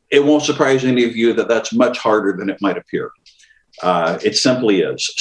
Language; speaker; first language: English; native; English